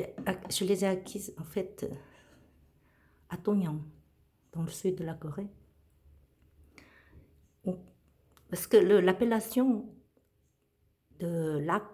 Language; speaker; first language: French; non-native, fluent; Korean